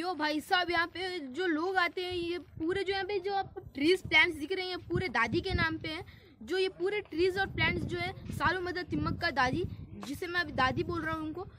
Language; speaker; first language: Hindi; native; Hindi